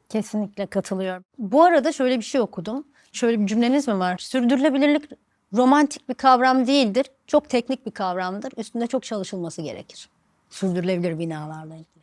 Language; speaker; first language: Turkish; native; Turkish